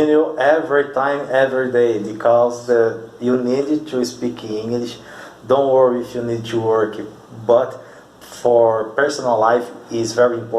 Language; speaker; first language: English; non-native, learner; Portuguese